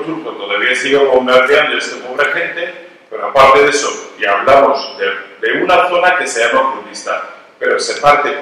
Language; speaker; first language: Spanish; non-native, learner; Turkish